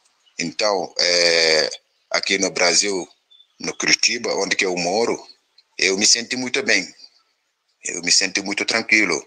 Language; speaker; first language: Portuguese; non-native, learner; Wolof